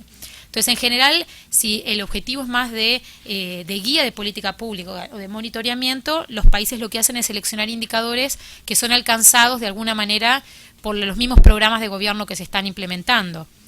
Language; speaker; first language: Spanish; native; Spanish